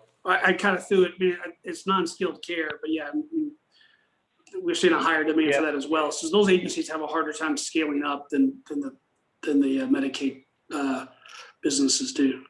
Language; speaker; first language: English; native; English